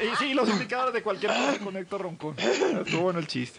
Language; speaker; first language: Spanish; native; Spanish